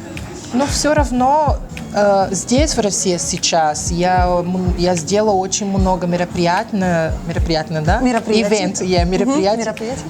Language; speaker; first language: Russian; non-native, learner; Portuguese